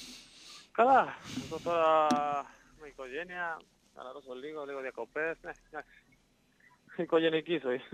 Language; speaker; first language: Greek; non-native, learner; Spanish